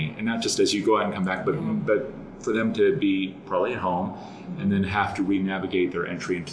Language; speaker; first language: English; native; English